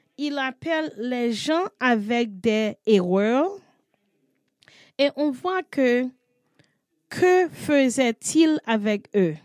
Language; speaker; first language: French; non-native, learner; English